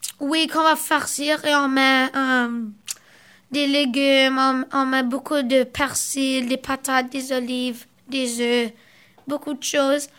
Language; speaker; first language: French; early bilingual, other home language; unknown